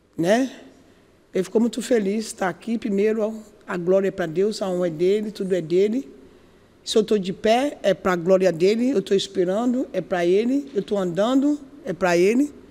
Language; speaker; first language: Portuguese; non-native, learner; Yoruba